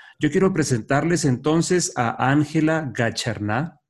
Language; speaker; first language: Spanish; native; Spanish